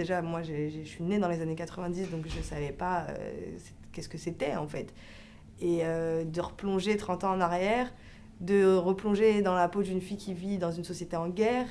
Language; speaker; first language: French; early bilingual, other home language; Arabic